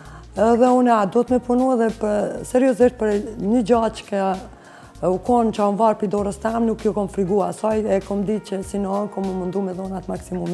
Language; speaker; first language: Albanian; native; Albanian